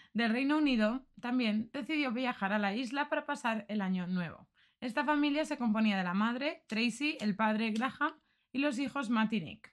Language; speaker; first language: Spanish; native; Spanish